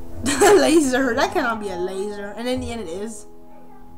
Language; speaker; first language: English; native; English